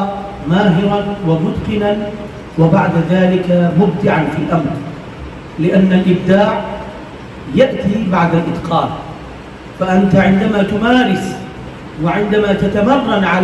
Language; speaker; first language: Arabic; non-native, fluent; Bangla